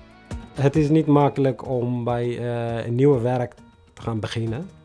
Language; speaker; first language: Dutch; non-native, fluent; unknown